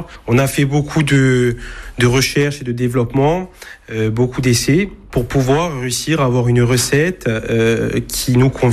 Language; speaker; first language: French; native; French